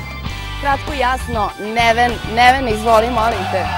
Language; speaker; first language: Serbian; native; Serbian